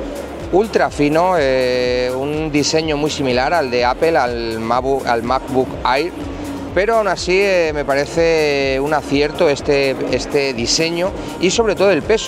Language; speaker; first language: Spanish; native; Spanish